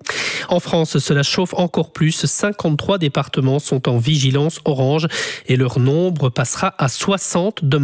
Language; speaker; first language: French; native; French